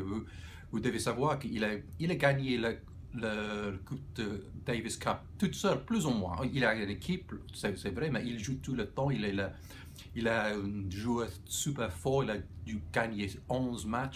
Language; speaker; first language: French; non-native, fluent; English